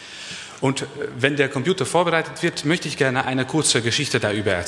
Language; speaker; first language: German; non-native, learner; Dutch